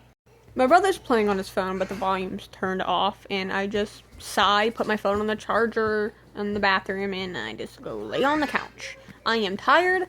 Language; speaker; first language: English; native; English